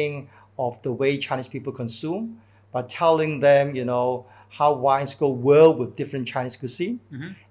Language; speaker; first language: English; non-native, local second language; Cantonese